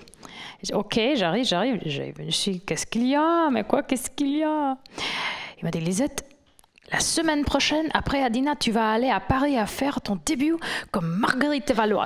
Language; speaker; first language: French; non-native, fluent; English